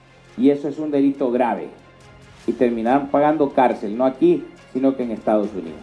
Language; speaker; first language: Spanish; native; Spanish